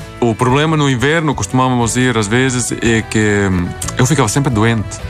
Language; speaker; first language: Portuguese; non-native, fluent; Swedish